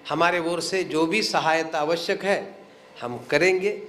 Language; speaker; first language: Hindi; non-native, local second language; Kannada